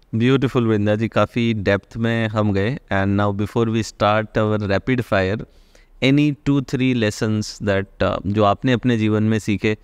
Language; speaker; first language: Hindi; native; Hindi